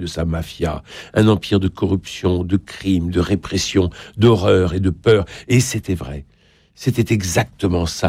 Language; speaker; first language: French; native; French